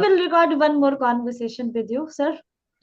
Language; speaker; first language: English; non-native, local second language; Hindi